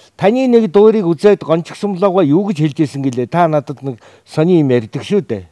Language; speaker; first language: Mongolian; native; Mongolian